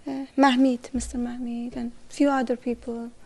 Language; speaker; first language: English; non-native, fluent; Persian